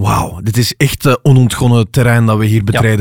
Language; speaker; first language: Dutch; native; Dutch